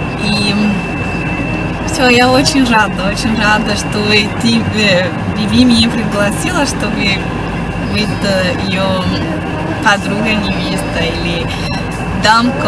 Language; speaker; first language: Russian; non-native, fluent; French